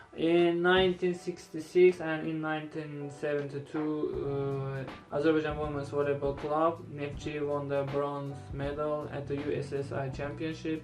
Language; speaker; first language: English; non-native, learner; Azerbaijani